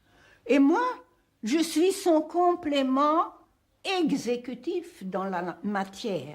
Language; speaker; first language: French; non-native, fluent; Hungarian